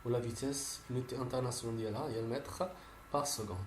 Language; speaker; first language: French; non-native, local second language; Arabic